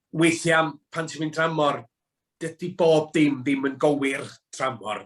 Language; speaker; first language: Welsh; native; Welsh